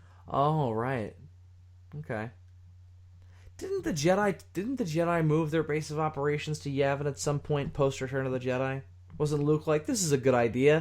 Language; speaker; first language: English; native; English